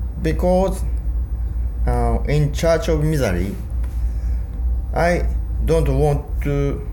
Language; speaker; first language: English; non-native, learner; Japanese